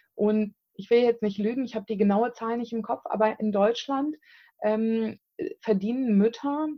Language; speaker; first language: German; native; German